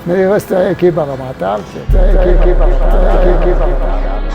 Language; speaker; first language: Spanish; non-native, fluent; Arabic